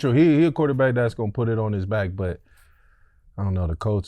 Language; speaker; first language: English; native; English